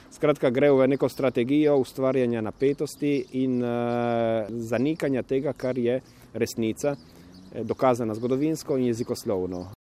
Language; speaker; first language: Slovenian; native; Slovenian